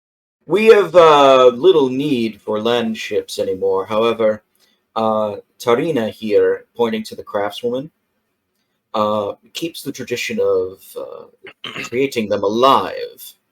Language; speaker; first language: English; native; English